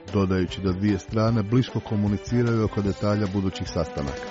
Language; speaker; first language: Croatian; native; Croatian